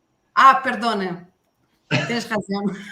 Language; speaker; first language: Spanish; non-native, learner; Portuguese